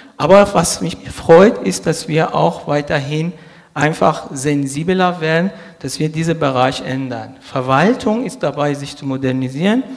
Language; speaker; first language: German; non-native, fluent; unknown